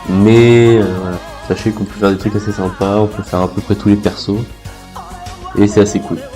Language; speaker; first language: French; native; French